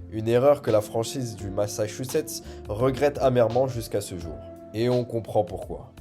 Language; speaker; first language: French; native; French